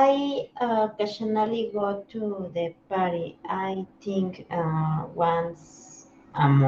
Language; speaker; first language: English; non-native, learner; Spanish